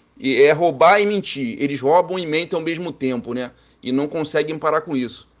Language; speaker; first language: Portuguese; native; Portuguese